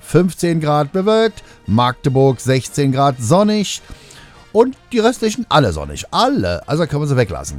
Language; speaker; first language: German; native; German